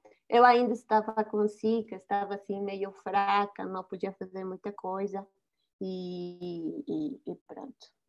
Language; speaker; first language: Portuguese; non-native, fluent; Spanish